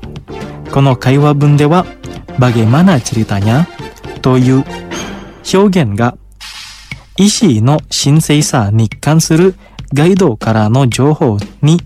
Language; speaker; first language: Japanese; non-native, fluent; Indonesian